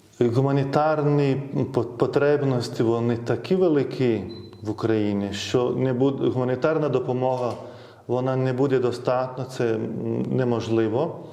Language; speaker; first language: Ukrainian; non-native, fluent; Lithuanian